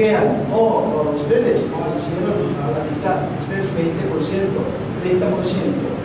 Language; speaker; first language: Spanish; non-native, learner; Korean